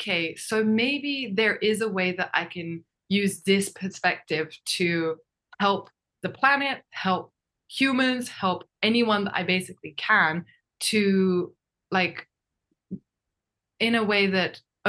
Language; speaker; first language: English; non-native, fluent; Japanese